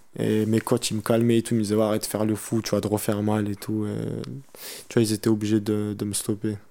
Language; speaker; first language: French; early bilingual, other home language; Chechen